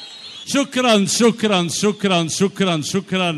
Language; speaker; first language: Arabic; native; Arabic